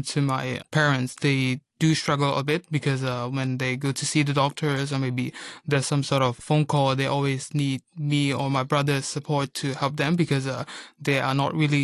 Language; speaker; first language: English; non-native, local second language; Urdu